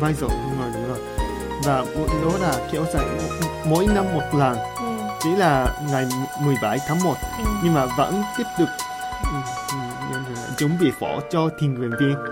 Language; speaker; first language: Vietnamese; non-native, learner; Japanese